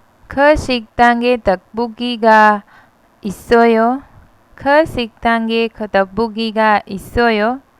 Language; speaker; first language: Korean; non-native, fluent; Hindi